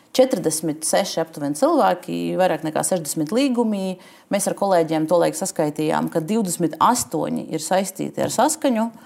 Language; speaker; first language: Latvian; non-native, local second language; Russian